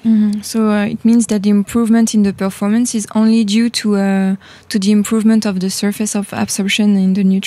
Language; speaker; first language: English; non-native, fluent; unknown